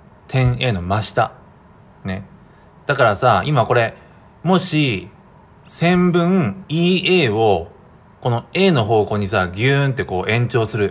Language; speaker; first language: Japanese; native; Japanese